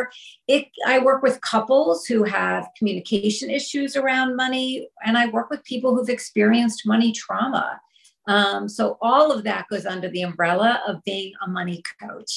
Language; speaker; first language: English; native; English